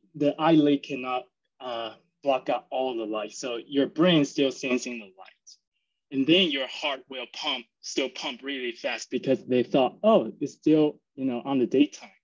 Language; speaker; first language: English; non-native, fluent; Chinese